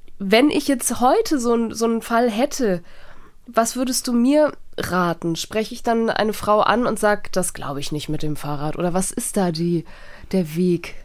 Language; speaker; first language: German; native; German